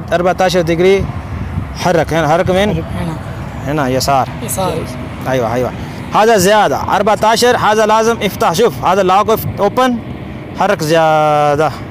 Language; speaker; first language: Arabic; non-native, learner; Punjabi